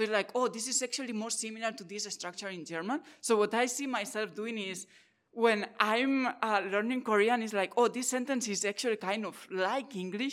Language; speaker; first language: English; non-native, fluent; Catalan